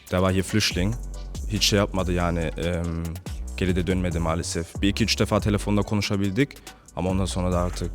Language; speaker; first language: Turkish; early bilingual, heritage; Turkish